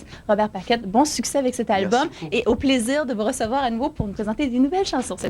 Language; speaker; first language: French; native; French